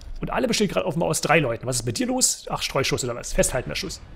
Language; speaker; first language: German; native; German